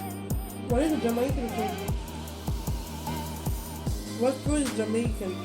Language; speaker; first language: English; non-native, fluent; French